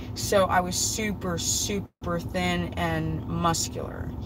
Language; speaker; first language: English; native; English